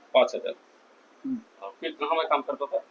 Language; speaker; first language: Hindi; non-native, local second language; Bangla